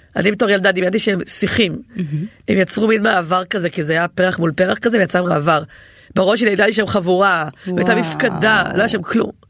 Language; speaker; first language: Hebrew; native; Hebrew